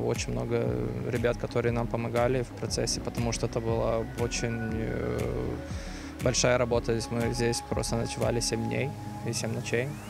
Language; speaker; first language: Russian; non-native, local second language; Romanian